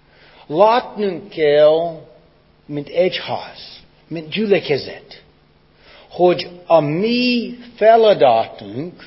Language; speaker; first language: Hungarian; non-native, fluent; English